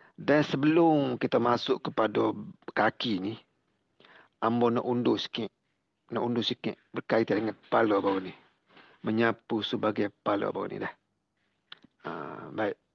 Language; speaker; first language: Malay; native; Malay